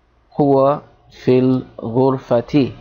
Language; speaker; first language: Arabic; non-native, fluent; English